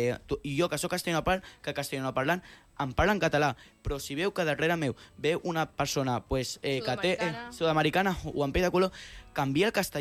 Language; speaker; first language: Catalan; non-native, local second language; Spanish